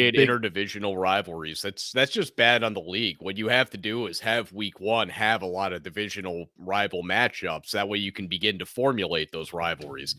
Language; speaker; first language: English; native; English